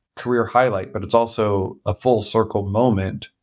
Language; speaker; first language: English; native; English